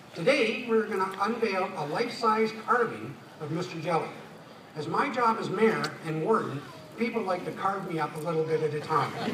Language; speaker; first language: English; native; English